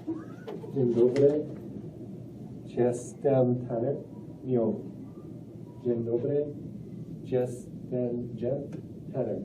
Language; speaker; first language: Polish; non-native, learner; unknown